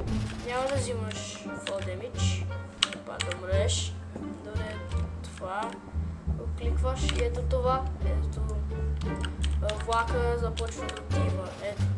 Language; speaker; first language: Bulgarian; early bilingual, heritage; Bulgarian